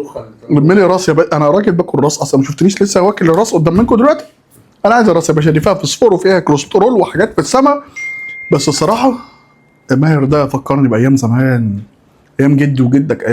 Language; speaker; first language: Arabic; native; Arabic